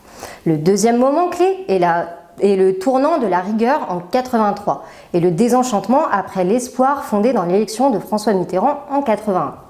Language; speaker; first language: French; native; French